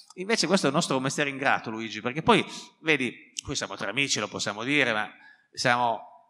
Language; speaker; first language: Italian; native; Italian